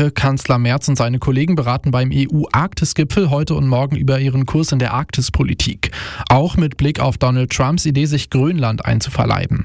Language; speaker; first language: German; native; German